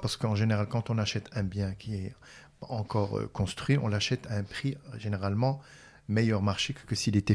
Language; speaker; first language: French; non-native, local second language; Arabic